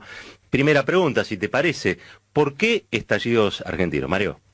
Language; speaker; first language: Spanish; native; Spanish